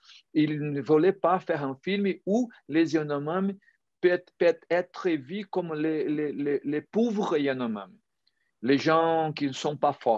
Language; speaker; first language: French; non-native, fluent; Portuguese